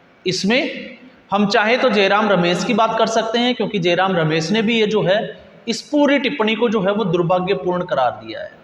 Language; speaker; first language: Hindi; native; Hindi